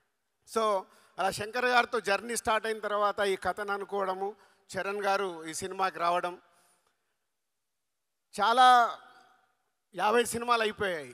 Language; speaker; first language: Telugu; native; Telugu